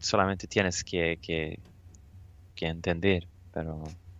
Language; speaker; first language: Spanish; non-native, learner; Swedish